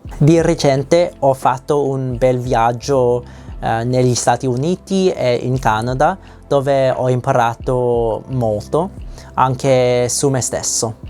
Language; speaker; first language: Italian; non-native, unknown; English